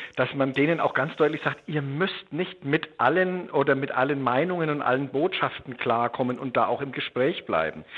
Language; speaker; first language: German; native; German